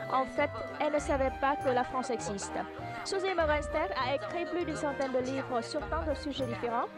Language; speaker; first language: French; non-native, fluent; Vietnamese